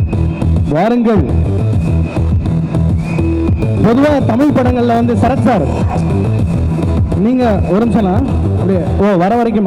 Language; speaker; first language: Tamil; native; Tamil